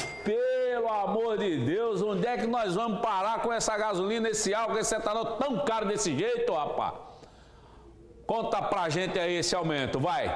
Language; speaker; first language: Portuguese; native; Portuguese